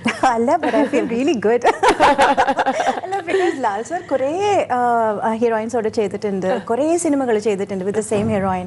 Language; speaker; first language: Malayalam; non-native, local second language; Tamil